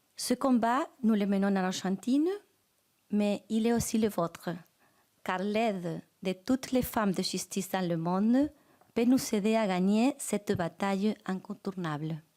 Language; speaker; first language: French; non-native, fluent; Spanish